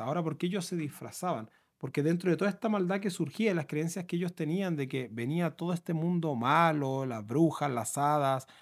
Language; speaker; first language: Spanish; native; Spanish